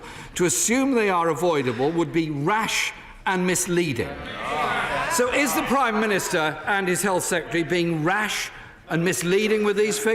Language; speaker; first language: English; native; English